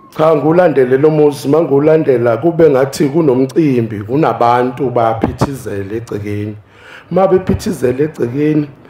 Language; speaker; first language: Zulu; native; Zulu